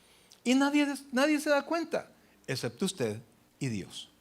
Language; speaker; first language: Spanish; native; Spanish